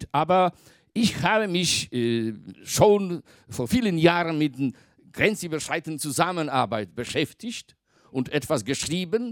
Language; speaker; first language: German; non-native, fluent; Polish